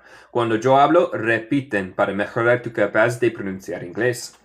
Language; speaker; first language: Spanish; non-native, fluent; English